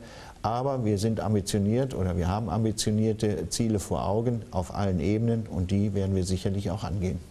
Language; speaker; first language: German; native; German